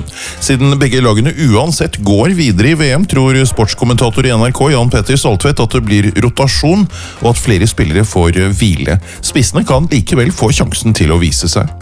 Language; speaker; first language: Norwegian; native; Norwegian